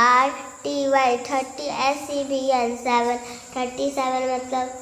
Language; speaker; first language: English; non-native, learner; Hindi